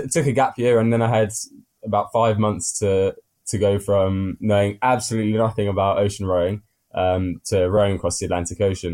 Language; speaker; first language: English; native; English